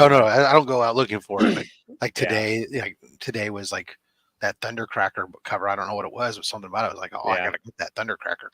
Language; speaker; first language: English; native; English